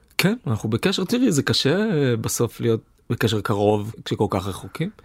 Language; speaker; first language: Hebrew; native; Hebrew